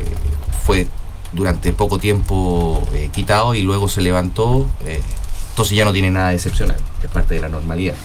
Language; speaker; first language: Spanish; native; Spanish